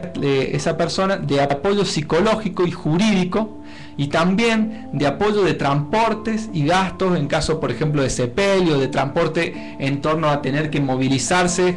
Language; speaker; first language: Spanish; native; Spanish